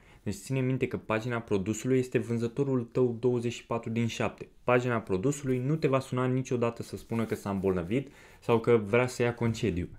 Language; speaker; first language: Romanian; native; Romanian